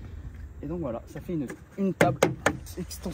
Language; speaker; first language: French; native; French